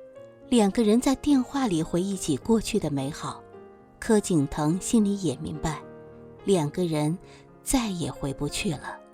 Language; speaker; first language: Chinese; native; Chinese